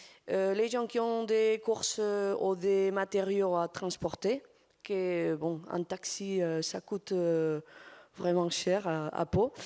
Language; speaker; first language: French; non-native, fluent; Spanish